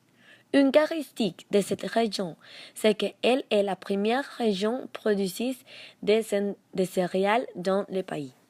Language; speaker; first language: French; non-native, learner; Spanish